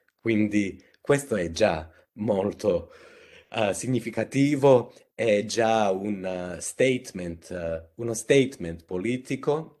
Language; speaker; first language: Italian; non-native, fluent; English